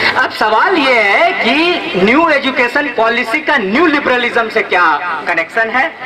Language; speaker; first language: Hindi; non-native, local second language; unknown